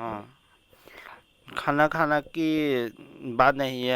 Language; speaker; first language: Hindi; non-native, local second language; Manipuri